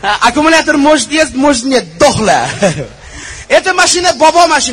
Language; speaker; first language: Russian; non-native, learner; Uzbek